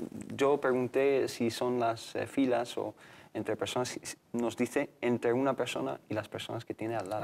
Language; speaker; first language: Spanish; native; Spanish